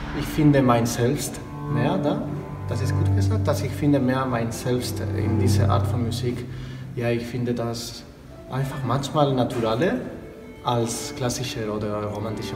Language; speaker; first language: German; non-native, learner; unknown